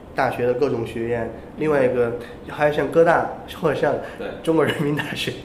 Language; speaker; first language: Chinese; native; Chinese